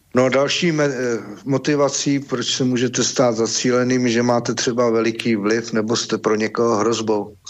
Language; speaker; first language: Czech; native; Czech